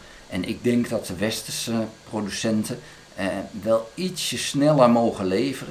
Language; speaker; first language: Dutch; native; Dutch